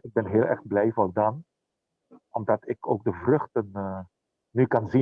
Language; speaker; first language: Dutch; non-native, local second language; Papiamento